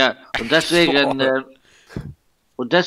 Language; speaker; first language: German; non-native, local second language; Luxembourgish